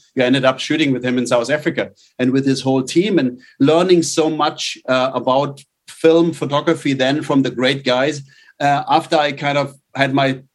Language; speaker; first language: English; non-native, fluent; German